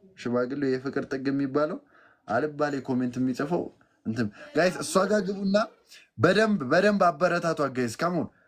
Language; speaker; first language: Amharic; native; Amharic